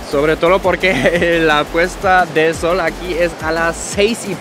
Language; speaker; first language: Spanish; non-native, fluent; German